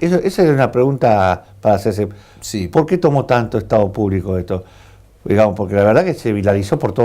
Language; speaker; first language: Spanish; native; Spanish